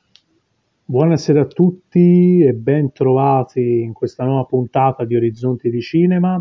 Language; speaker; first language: Italian; native; Italian